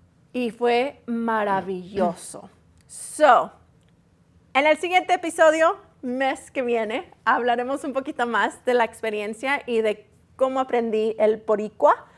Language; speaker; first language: Spanish; early bilingual, heritage; Spanish